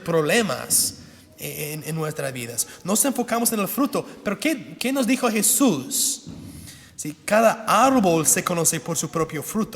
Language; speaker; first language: Spanish; non-native, fluent; English